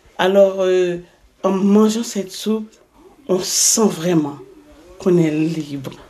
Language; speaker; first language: French; non-native, local second language; Haitian Creole